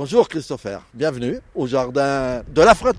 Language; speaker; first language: French; native; French